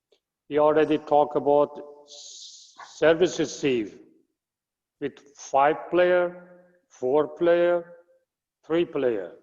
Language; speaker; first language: English; non-native, fluent; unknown